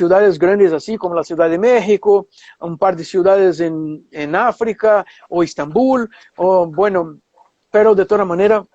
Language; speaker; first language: Spanish; non-native, fluent; Portuguese